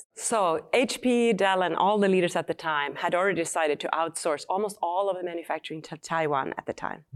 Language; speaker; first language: English; non-native, fluent; Swedish